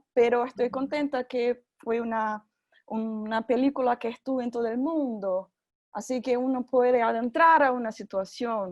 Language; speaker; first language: Spanish; non-native, fluent; Portuguese